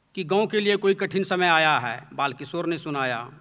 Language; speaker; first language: Hindi; native; Hindi